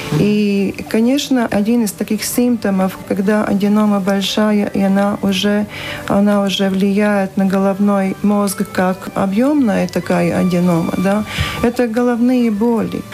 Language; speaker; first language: Russian; non-native, local second language; Latvian